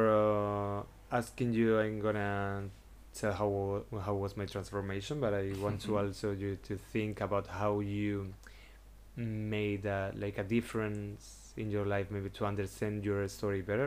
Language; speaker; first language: English; non-native, fluent; Spanish